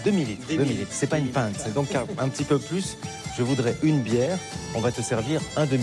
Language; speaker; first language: French; native; French